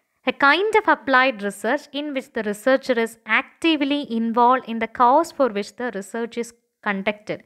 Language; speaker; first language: English; non-native, local second language; Malayalam